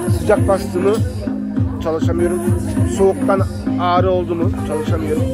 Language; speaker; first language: Turkish; early bilingual, heritage; German